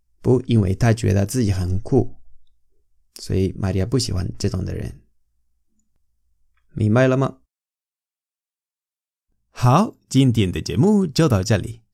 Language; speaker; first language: Chinese; non-native, fluent; Spanish